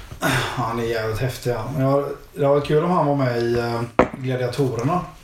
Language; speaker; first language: Swedish; native; Swedish